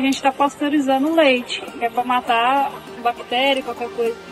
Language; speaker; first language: Portuguese; native; Portuguese